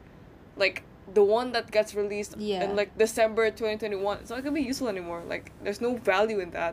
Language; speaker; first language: English; non-native, fluent; Indonesian